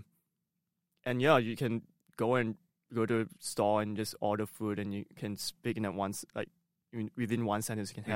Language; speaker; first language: English; non-native, local second language; Cantonese